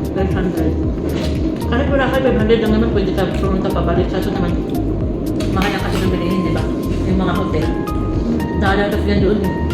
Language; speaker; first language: Filipino; non-native, local second language; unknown